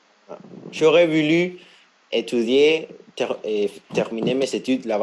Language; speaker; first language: French; non-native, fluent; Spanish